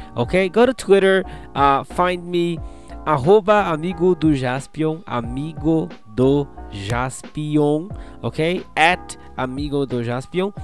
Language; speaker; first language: English; non-native, fluent; Portuguese